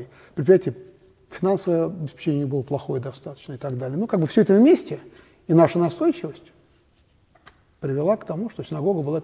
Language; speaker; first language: Russian; native; Russian